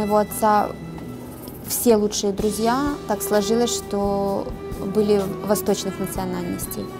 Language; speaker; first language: Russian; native; Russian